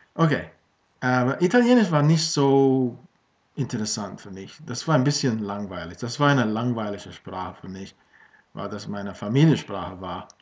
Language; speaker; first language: German; non-native, fluent; English